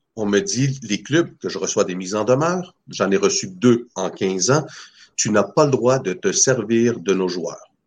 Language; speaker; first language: French; non-native, fluent; Spanish